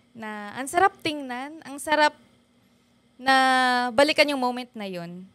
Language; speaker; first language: Filipino; native; Filipino